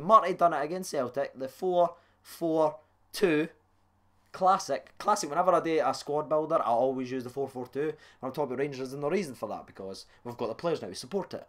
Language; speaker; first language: English; native; English